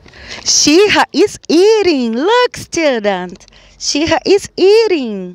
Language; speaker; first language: English; non-native, fluent; Portuguese